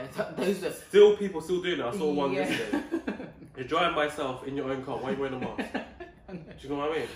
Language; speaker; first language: English; native; English